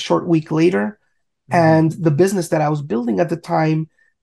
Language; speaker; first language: English; native; English